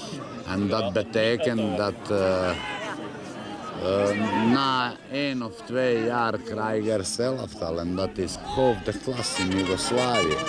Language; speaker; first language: Dutch; non-native, learner; Croatian